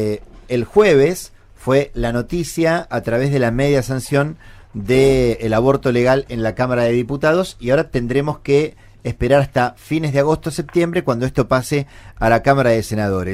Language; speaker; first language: Spanish; native; Spanish